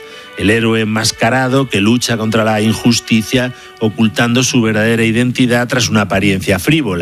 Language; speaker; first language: Spanish; native; Spanish